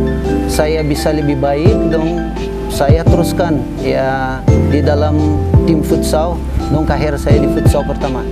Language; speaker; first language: Indonesian; non-native, fluent; Portuguese